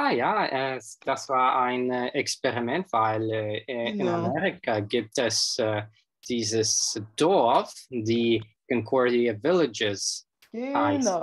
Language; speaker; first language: German; non-native, learner; Russian